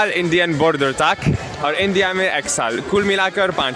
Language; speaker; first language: Hindi; non-native, learner; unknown